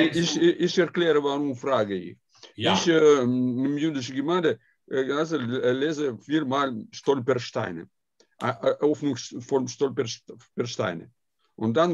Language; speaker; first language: German; non-native, learner; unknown